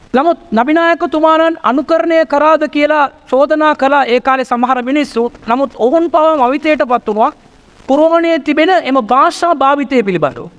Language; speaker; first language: Sinhala; non-native, local second language; Tamil